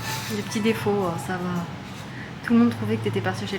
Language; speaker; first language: French; native; French